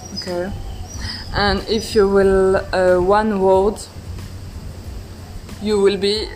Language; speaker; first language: English; non-native, learner; French